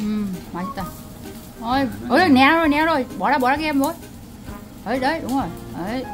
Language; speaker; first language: Korean; non-native, learner; Vietnamese